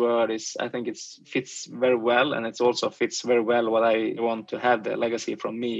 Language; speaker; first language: English; non-native, fluent; Swedish